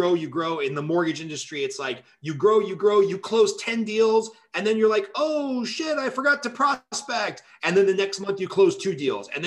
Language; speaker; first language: English; native; English